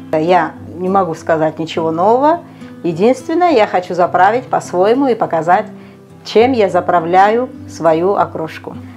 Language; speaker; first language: Russian; non-native, local second language; Georgian